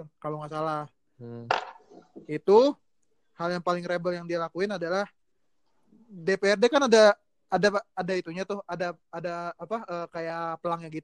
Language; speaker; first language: Indonesian; native; Indonesian